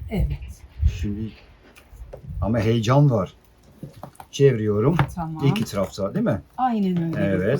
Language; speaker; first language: Turkish; non-native, fluent; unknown